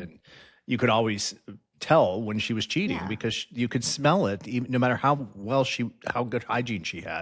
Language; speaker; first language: English; native; English